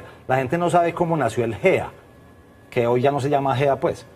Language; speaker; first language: Spanish; native; Spanish